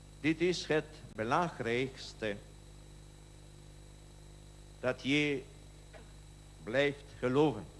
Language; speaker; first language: Dutch; non-native, learner; Polish